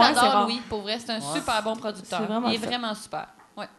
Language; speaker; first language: French; native; French